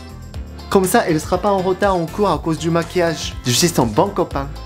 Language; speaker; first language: French; non-native, fluent; Japanese